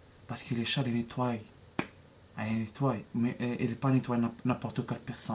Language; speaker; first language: French; non-native, learner; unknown